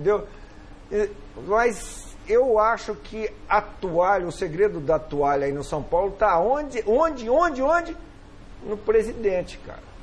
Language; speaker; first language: Portuguese; native; Portuguese